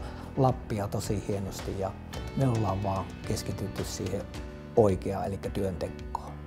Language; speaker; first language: Finnish; native; Finnish